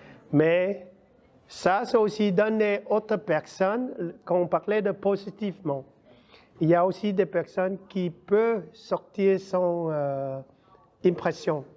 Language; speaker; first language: French; non-native, learner; Vietnamese